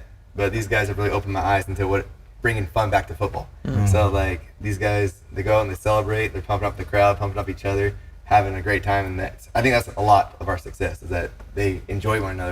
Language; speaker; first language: English; native; English